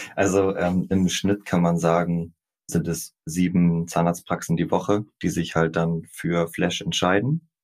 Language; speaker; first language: German; native; German